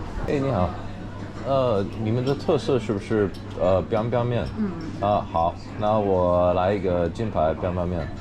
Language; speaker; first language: Chinese; non-native, fluent; English